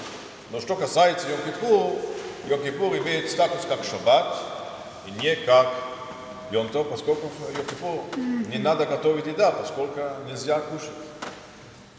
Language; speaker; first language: Russian; non-native, fluent; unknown